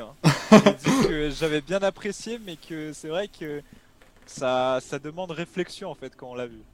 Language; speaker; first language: French; native; French